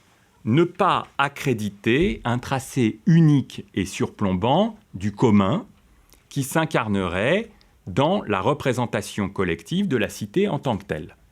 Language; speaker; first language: French; native; French